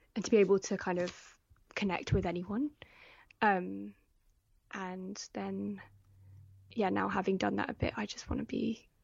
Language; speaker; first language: English; native; English